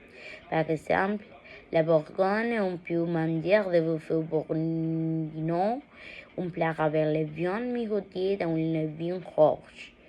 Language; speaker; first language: French; non-native, learner; Spanish